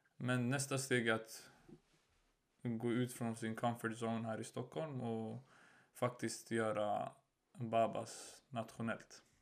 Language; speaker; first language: Swedish; early bilingual, other home language; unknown